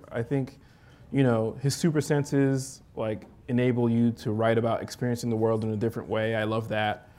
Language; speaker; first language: English; early bilingual, other home language; Haitian Creole